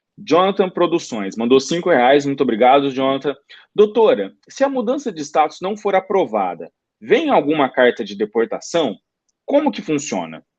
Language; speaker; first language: Portuguese; native; Portuguese